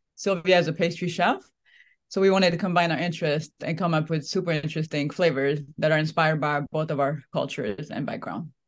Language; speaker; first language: English; non-native, fluent; French